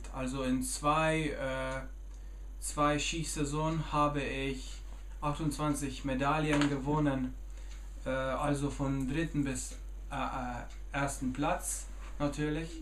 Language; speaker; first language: German; non-native, fluent; Slovenian